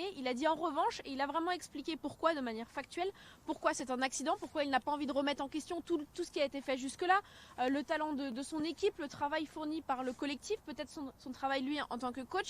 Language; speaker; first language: French; native; French